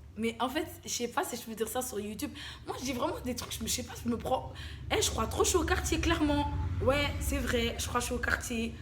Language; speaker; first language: French; early bilingual, other home language; Lingala